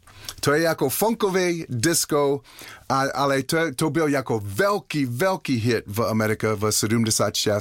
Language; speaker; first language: Czech; non-native, learner; English